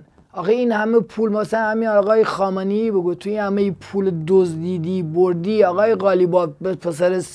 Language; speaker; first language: Persian; native; Persian